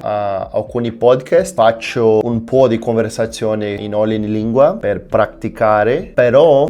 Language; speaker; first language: Italian; non-native, fluent; Portuguese